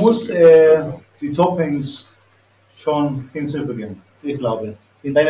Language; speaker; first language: German; non-native, learner; Spanish